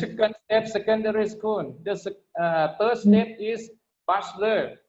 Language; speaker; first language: English; non-native, learner; Lao